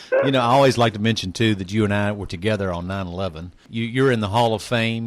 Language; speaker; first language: English; native; English